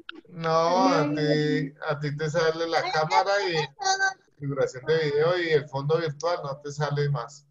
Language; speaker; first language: Spanish; native; Spanish